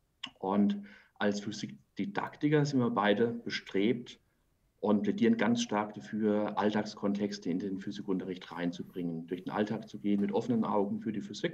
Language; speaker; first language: German; native; German